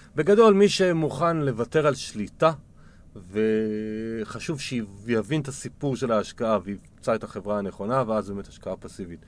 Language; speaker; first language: Hebrew; native; Hebrew